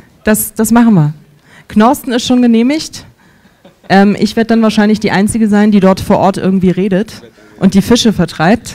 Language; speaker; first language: German; native; German